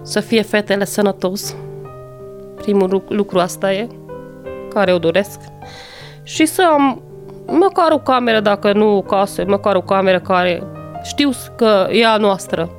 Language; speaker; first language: Romanian; non-native, local second language; Hungarian